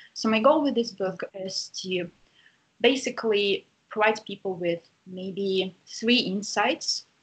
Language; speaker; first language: English; non-native, fluent; Russian